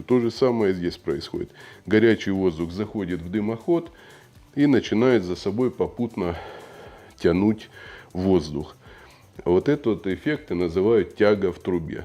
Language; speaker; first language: Russian; native; Russian